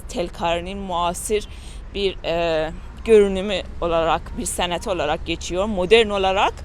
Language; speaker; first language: Turkish; non-native, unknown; Persian